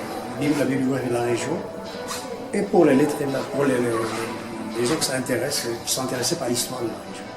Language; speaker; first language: French; non-native, local second language; Arabic